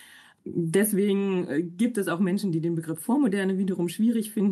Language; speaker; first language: German; native; German